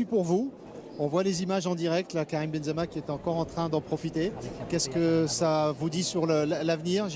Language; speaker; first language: French; native; French